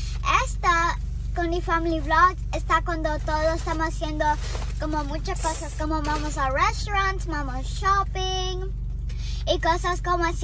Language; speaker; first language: Spanish; early bilingual, heritage; Spanish